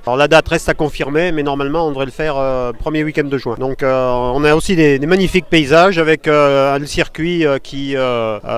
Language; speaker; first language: French; native; French